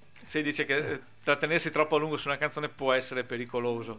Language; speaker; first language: Italian; native; Italian